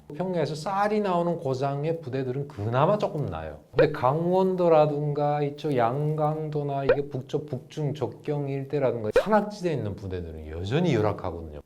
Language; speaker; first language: Korean; native; Korean